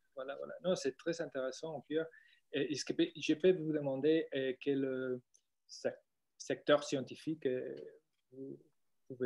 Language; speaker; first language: French; non-native, fluent; Spanish